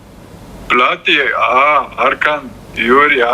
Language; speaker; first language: Indonesian; non-native, learner; Romanian